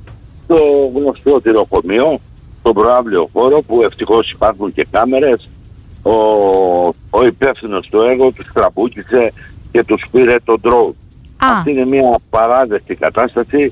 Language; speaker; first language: Greek; native; Greek